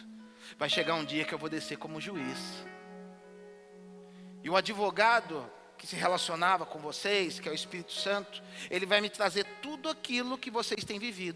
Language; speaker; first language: Portuguese; native; Portuguese